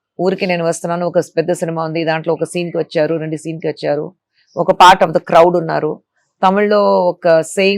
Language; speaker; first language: Telugu; non-native, local second language; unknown